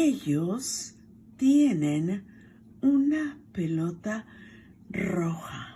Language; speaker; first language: Spanish; non-native, fluent; English